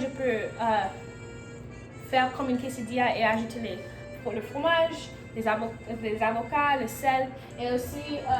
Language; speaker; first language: French; non-native, learner; English